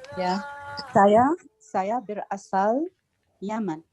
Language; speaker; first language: Indonesian; non-native, learner; Arabic